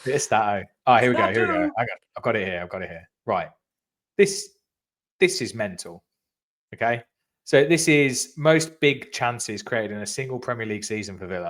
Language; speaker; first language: English; native; English